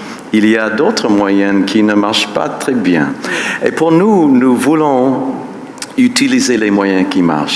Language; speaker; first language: French; non-native, fluent; English